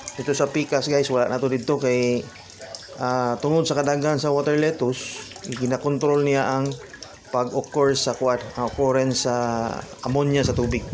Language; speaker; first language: Cebuano; native; Cebuano